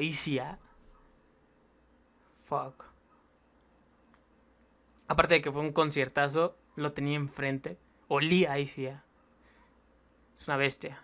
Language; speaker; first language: Spanish; native; Spanish